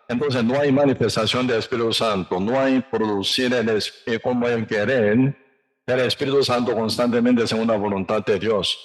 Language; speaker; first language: Spanish; non-native, learner; Korean